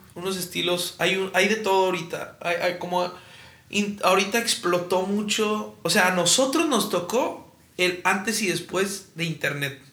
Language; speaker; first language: Spanish; native; Spanish